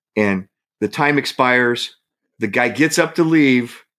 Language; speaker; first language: English; native; English